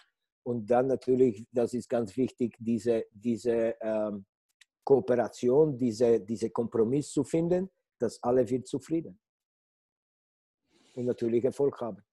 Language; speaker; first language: German; non-native, fluent; Polish